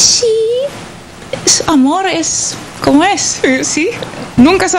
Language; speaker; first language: Spanish; non-native, learner; Finnish